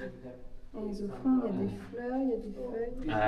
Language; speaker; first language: French; native; French